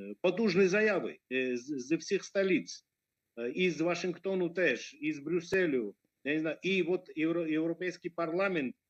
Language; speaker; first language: Ukrainian; non-native, fluent; Georgian